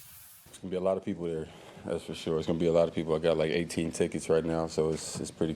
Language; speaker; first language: English; native; English